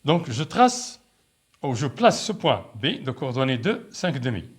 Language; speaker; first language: French; non-native, local second language; Arabic